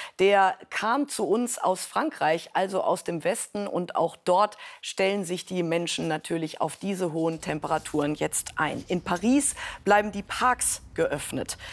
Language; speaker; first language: German; native; German